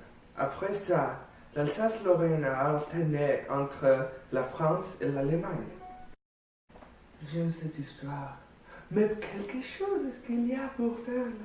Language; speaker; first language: French; non-native, learner; English